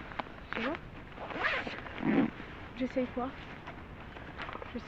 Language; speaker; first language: French; native; French